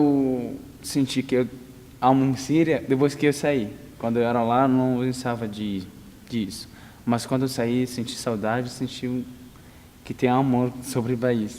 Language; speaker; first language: Portuguese; non-native, learner; Arabic